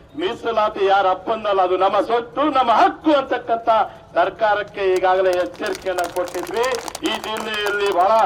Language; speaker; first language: Kannada; non-native, local second language; Lambadi